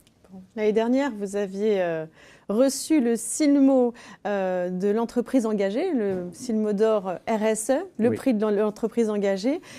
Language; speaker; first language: French; native; French